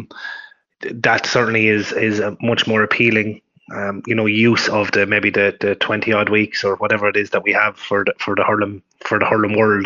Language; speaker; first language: English; native; English